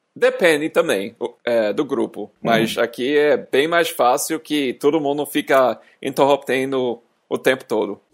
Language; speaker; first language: Portuguese; non-native, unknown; English